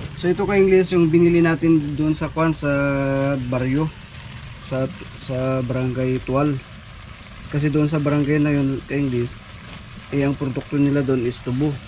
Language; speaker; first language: Filipino; non-native, local second language; Iloko